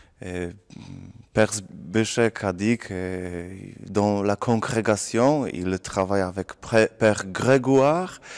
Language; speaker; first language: French; non-native, fluent; Polish